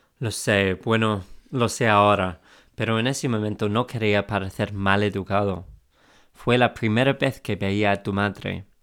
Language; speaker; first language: Spanish; non-native, fluent; English